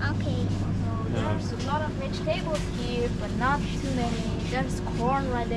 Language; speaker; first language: English; non-native, learner; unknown